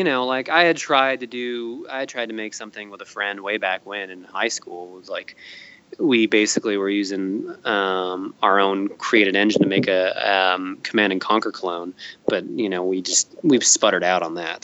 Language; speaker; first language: English; native; English